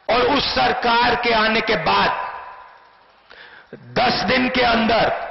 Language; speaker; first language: Hindi; native; Hindi